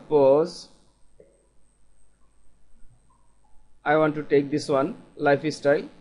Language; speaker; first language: English; non-native, local second language; Bangla